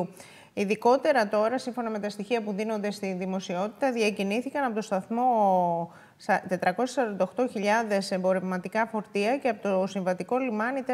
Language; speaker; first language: Greek; native; Greek